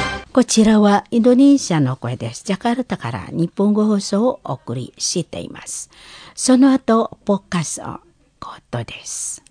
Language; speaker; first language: Japanese; non-native, fluent; Indonesian